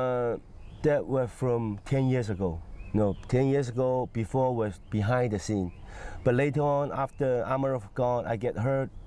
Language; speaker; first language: English; non-native, fluent; Cantonese